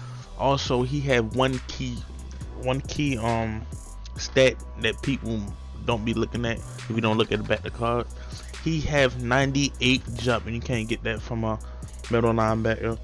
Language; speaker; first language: English; native; English